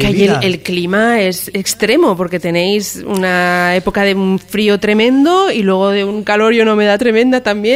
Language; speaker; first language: Spanish; native; Spanish